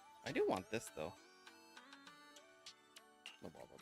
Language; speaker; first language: English; native; English